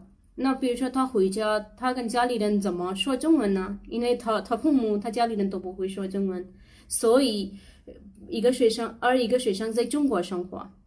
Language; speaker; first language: Chinese; non-native, learner; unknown